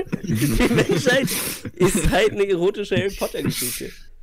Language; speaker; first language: German; native; German